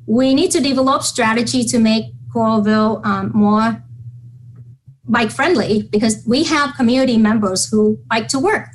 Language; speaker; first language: English; non-native, fluent; Vietnamese